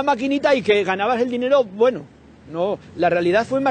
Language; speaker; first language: Spanish; native; Spanish